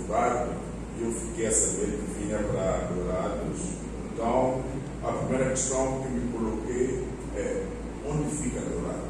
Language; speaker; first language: Portuguese; non-native, local second language; Tsonga